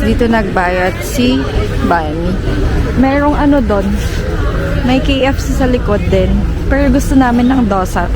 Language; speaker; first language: Filipino; native; Filipino